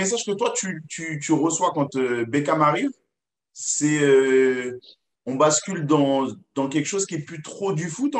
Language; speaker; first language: French; native; French